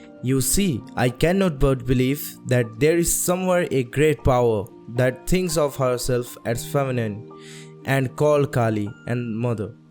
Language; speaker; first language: English; non-native, local second language; Bangla